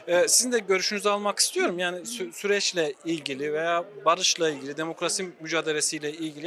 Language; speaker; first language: Turkish; native; Turkish